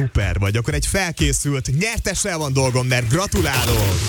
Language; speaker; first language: Hungarian; native; Hungarian